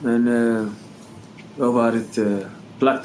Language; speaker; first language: Swedish; non-native, learner; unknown